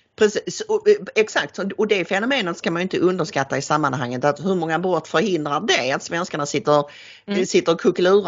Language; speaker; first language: Swedish; native; Swedish